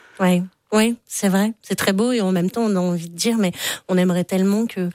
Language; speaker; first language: French; native; French